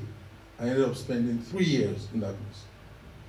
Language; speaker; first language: English; non-native, local second language; Yoruba